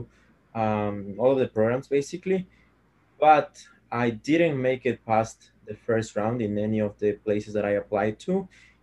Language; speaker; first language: English; non-native, fluent; Spanish